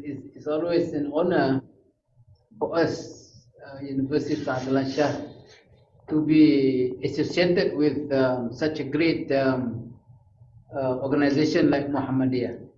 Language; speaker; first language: English; non-native, local second language; Malay